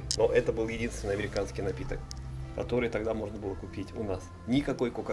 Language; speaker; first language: Russian; native; Russian